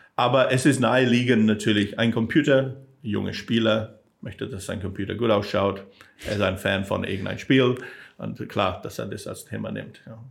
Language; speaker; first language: German; non-native, fluent; English